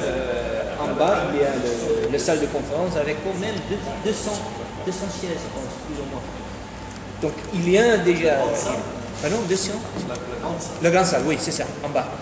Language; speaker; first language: French; non-native, fluent; Dutch